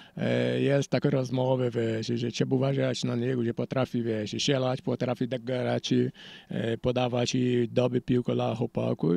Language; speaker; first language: Polish; non-native, learner; Portuguese